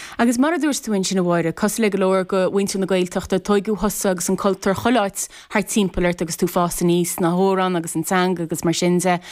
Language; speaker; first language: Irish; native; Irish